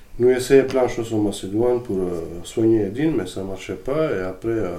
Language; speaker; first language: French; non-native, learner; Macedonian